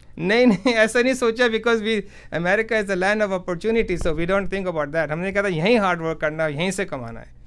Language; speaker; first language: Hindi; native; Hindi